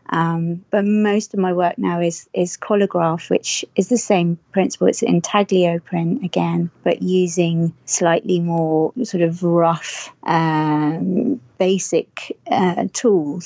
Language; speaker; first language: English; native; English